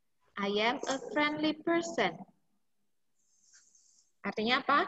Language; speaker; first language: English; non-native, fluent; Indonesian